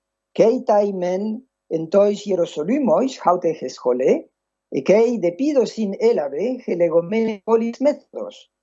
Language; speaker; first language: Greek; non-native, fluent; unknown